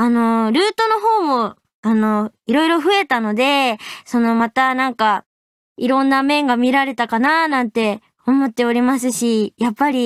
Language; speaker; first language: Japanese; native; Japanese